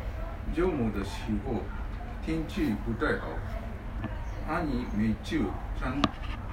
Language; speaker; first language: Chinese; non-native, learner; Japanese